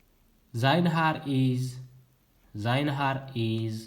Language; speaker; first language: Dutch; non-native, learner; Tigrinya